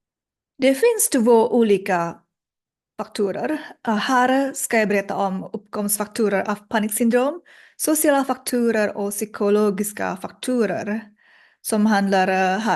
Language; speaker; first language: Swedish; non-native, learner; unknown